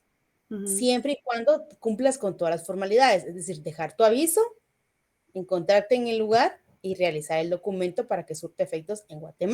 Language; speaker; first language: Spanish; native; Spanish